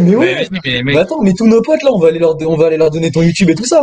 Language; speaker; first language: French; native; French